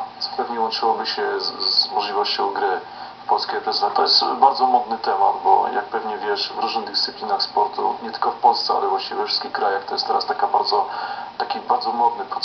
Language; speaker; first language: Polish; native; Polish